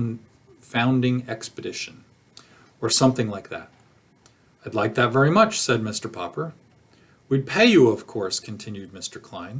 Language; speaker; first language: English; native; English